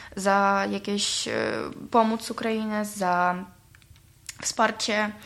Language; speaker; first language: Polish; non-native, learner; Ukrainian